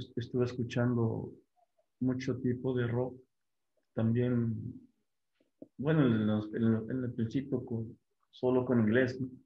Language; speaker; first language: Spanish; non-native, local second language; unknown